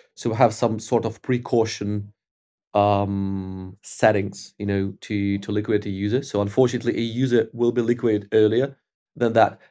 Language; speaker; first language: English; non-native, fluent; Ukrainian